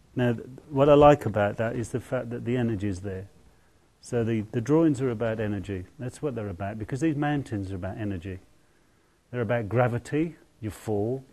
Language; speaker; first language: English; native; English